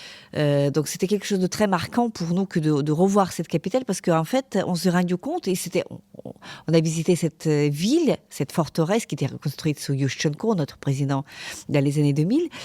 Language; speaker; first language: French; non-native, fluent; Ukrainian